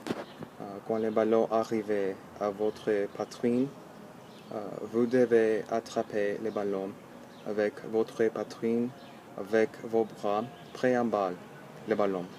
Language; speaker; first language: French; non-native, learner; English